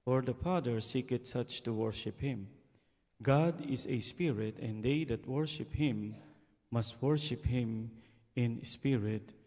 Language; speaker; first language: English; non-native, local second language; Filipino